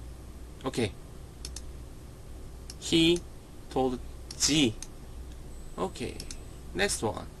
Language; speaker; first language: English; non-native, learner; Korean